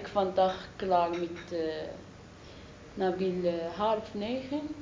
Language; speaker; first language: Dutch; non-native, learner; Arabic